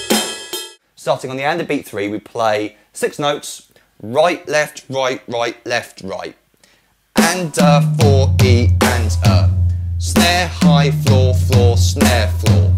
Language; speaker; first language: English; native; English